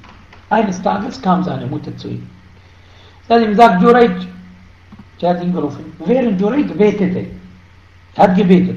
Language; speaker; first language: German; non-native, fluent; Arabic